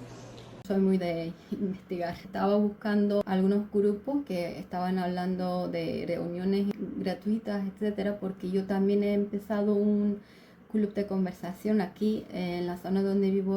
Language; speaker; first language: Spanish; non-native, fluent; Turkish